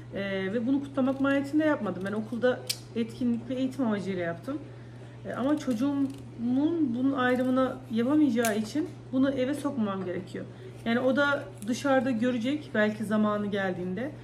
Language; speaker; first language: Turkish; native; Turkish